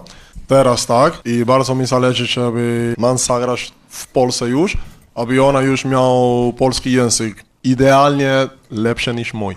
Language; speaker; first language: Polish; non-native, learner; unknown